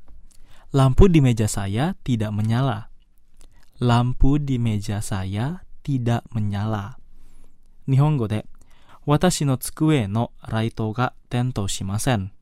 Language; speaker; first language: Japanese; non-native, fluent; Indonesian